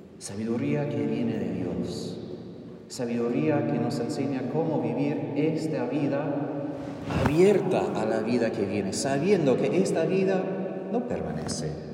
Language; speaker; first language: Spanish; non-native, fluent; English